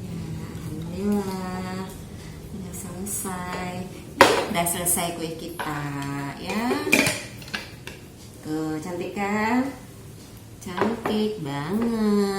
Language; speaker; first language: Indonesian; native; Indonesian